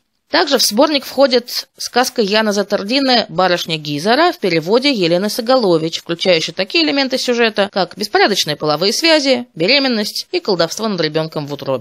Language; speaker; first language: Russian; native; Russian